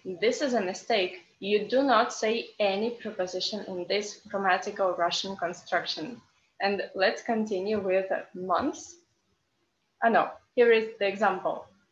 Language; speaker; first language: English; non-native, fluent; Russian